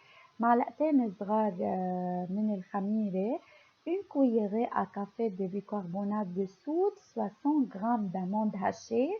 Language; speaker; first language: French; non-native, local second language; Arabic